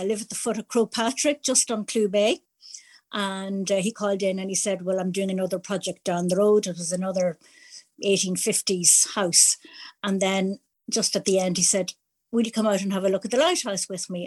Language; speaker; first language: English; native; English